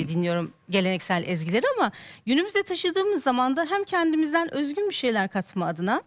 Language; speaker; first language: Turkish; native; Turkish